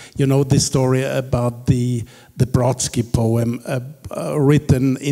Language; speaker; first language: English; non-native, fluent; German